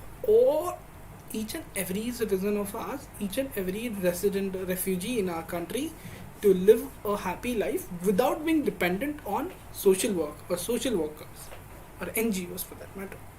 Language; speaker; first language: English; non-native, local second language; Hindi